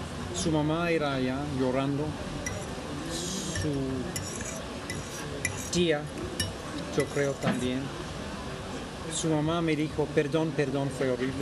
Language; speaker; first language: Spanish; non-native, fluent; English